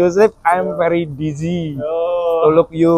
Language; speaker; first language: English; non-native, learner; Javanese